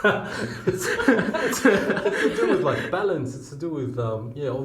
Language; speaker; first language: English; native; English